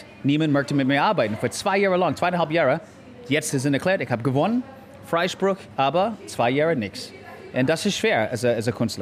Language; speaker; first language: German; non-native, learner; English